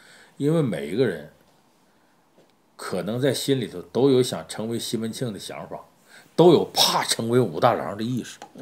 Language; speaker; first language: Chinese; native; Chinese